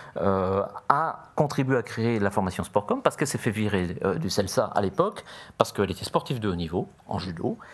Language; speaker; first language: French; native; French